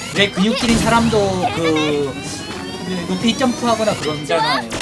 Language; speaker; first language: Korean; native; Korean